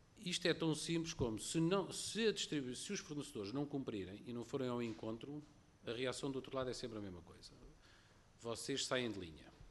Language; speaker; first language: Portuguese; native; Portuguese